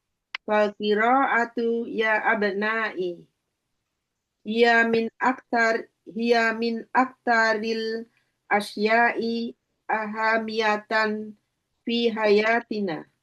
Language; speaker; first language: Arabic; non-native, learner; Indonesian